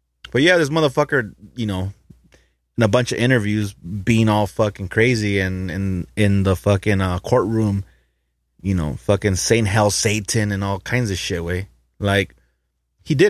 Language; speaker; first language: English; early bilingual, other home language; Spanish